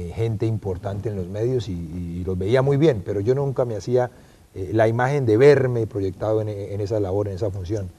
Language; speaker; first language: Spanish; native; Spanish